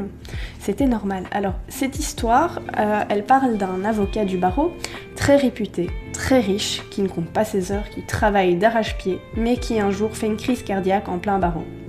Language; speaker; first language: French; native; French